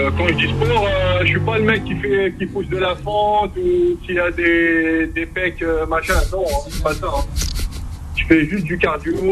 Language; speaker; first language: French; non-native, local second language; Kabyle